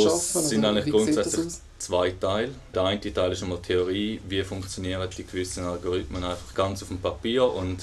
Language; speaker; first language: German; native; German